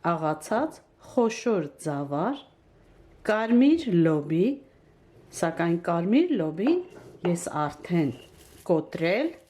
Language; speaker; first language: Armenian; non-native, local second language; Kurdish